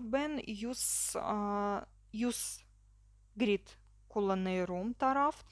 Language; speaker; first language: Turkish; non-native, learner; Russian